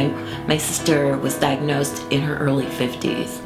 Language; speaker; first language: English; native; English